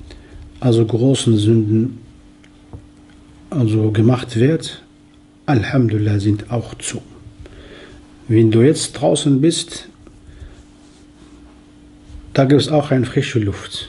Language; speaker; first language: German; non-native, fluent; Arabic